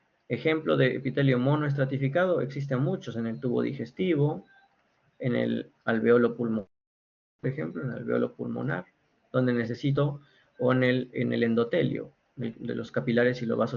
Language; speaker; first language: Spanish; native; Spanish